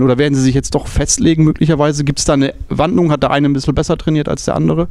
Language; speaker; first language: German; native; German